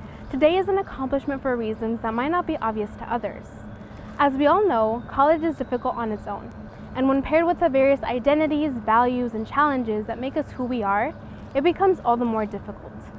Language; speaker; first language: English; early bilingual, other home language; Spanish